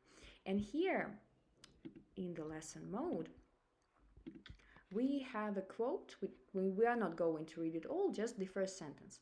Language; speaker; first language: English; non-native, fluent; Russian